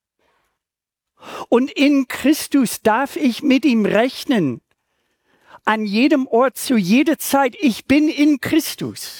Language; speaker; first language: German; native; German